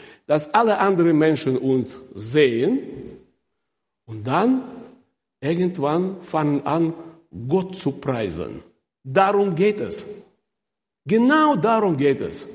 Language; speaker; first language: German; non-native, fluent; Russian